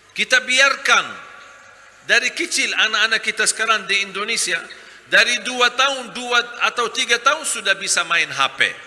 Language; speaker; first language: Malay; non-native, fluent; Arabic